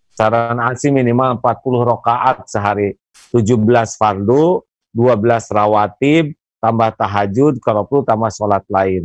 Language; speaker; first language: Indonesian; non-native, local second language; Sundanese